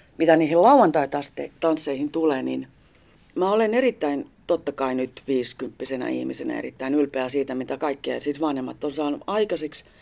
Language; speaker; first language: Finnish; native; Finnish